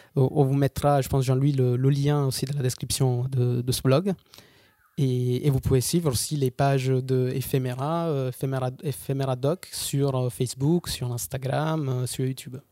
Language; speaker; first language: French; non-native, fluent; Italian